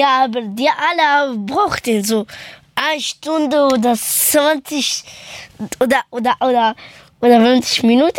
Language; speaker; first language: German; early bilingual, other home language; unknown